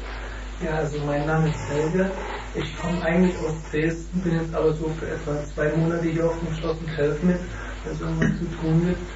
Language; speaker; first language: German; native; German